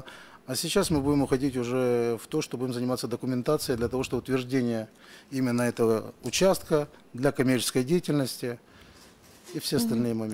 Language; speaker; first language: Russian; native; Russian